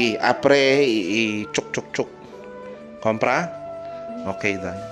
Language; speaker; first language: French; non-native, learner; Filipino